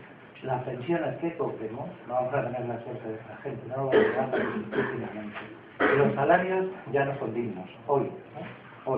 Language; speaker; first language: Spanish; native; Spanish